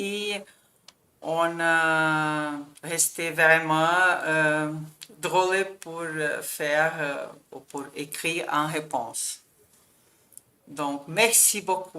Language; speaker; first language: French; non-native, fluent; Portuguese